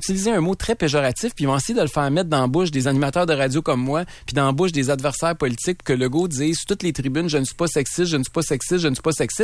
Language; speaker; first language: French; native; French